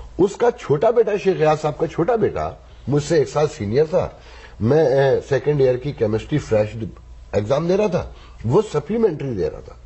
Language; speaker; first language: Urdu; native; Urdu